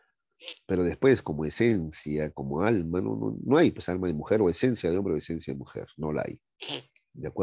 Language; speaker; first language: Spanish; native; Spanish